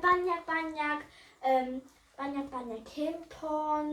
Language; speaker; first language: Indonesian; early bilingual, heritage; Indonesian